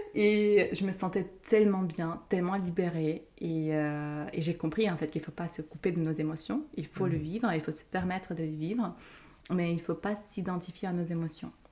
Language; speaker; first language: French; non-native, fluent; Ukrainian